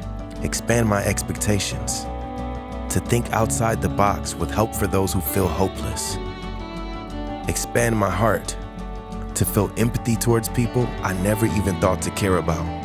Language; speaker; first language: English; native; English